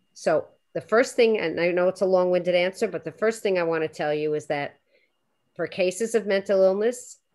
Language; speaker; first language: English; native; English